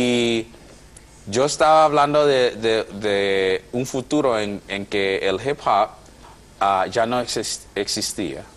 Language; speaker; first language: Spanish; non-native, fluent; English